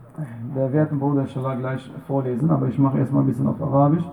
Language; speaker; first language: German; non-native, fluent; Arabic